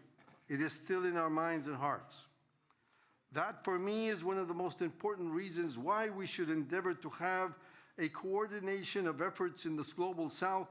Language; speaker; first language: English; non-native, fluent; Spanish